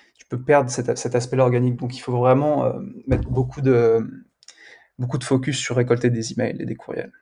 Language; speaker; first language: French; native; French